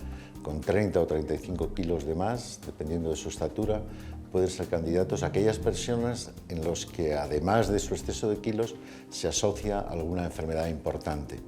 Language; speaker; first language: Spanish; native; Spanish